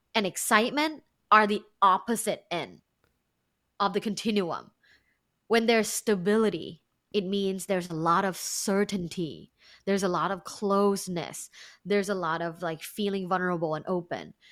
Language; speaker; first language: English; non-native, fluent; Thai